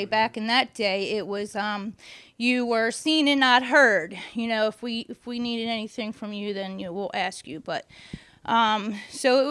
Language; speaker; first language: English; native; English